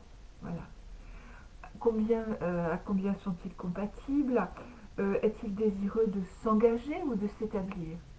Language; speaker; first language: French; native; French